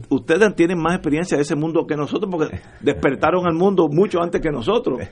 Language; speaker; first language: Spanish; native; Spanish